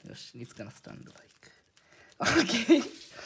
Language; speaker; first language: English; non-native, learner; Japanese